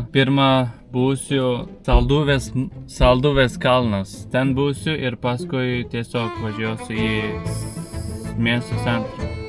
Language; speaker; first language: Lithuanian; non-native, learner; Turkish